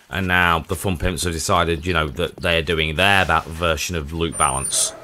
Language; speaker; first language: English; native; English